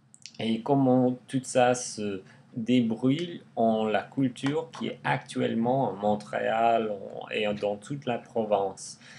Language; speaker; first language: French; non-native, learner; English